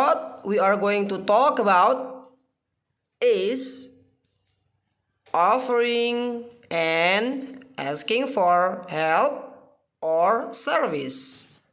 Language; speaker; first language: English; non-native, fluent; Indonesian